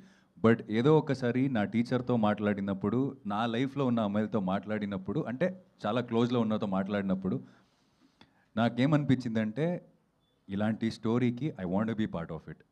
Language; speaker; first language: Telugu; non-native, fluent; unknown